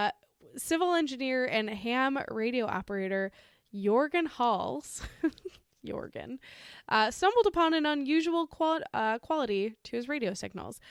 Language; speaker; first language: English; native; English